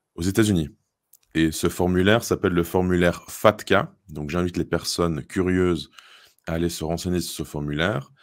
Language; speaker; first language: French; native; French